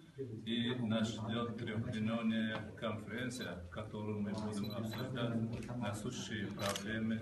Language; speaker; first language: Russian; non-native, local second language; Uzbek